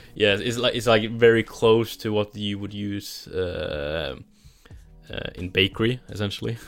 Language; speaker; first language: English; non-native, fluent; Norwegian